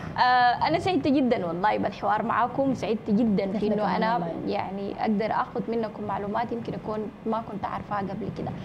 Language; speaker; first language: Arabic; native; Arabic